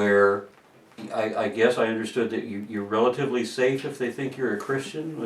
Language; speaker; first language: English; native; English